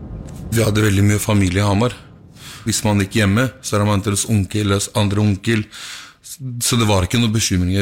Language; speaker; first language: Norwegian; early bilingual, other home language; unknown